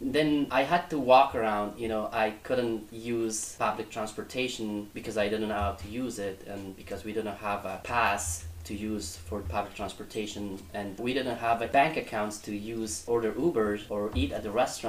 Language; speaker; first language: English; non-native, fluent; Persian